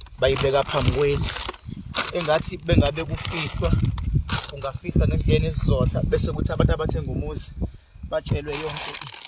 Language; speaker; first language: Zulu; native; Zulu